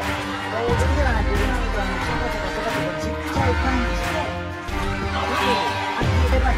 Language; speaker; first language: Japanese; native; Japanese